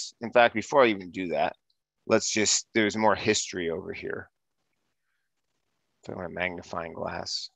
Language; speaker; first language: English; native; English